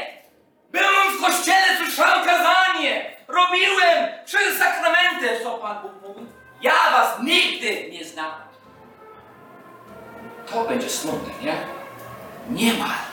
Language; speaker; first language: Polish; non-native, fluent; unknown